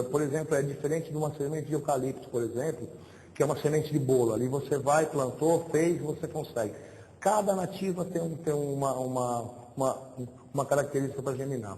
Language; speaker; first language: Portuguese; native; Portuguese